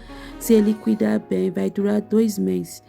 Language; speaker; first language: Portuguese; non-native, learner; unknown